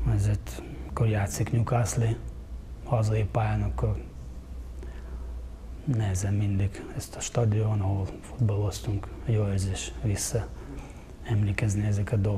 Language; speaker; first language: Hungarian; non-native, fluent; Ukrainian